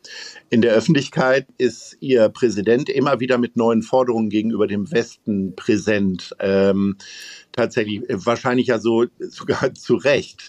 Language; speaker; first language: German; native; German